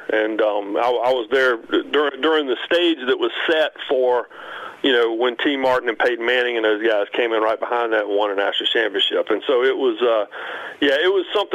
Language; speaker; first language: English; native; English